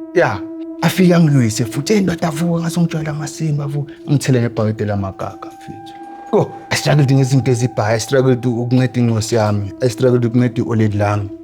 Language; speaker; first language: Zulu; native; Zulu